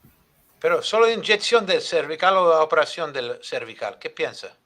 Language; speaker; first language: Spanish; non-native, fluent; Italian